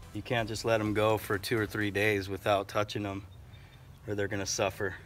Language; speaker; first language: English; native; English